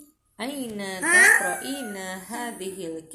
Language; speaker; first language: Arabic; non-native, learner; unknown